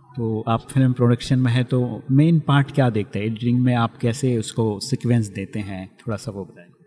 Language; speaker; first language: Hindi; native; Hindi